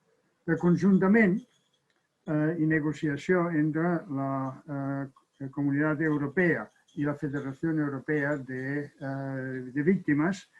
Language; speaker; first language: Catalan; non-native, fluent; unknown